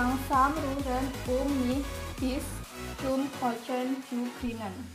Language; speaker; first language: German; non-native, learner; Indonesian